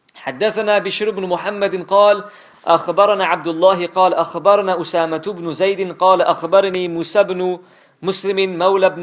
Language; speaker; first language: Arabic; non-native, fluent; English